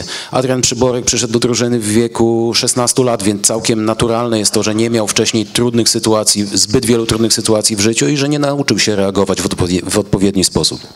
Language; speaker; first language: Polish; native; Polish